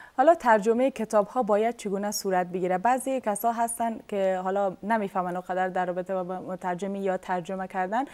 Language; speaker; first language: Persian; native; Persian